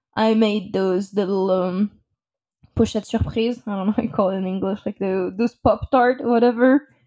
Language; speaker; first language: English; non-native, fluent; French